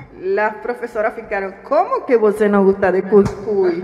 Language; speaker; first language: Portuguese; non-native, learner; Spanish